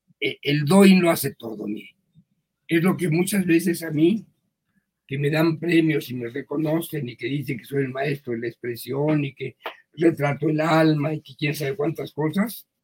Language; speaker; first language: Spanish; early bilingual, other home language; Yiddish